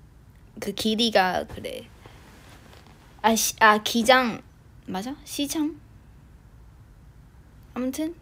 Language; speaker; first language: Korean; non-native, fluent; Chinese